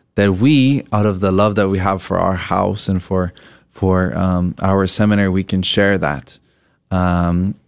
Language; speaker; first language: English; native; English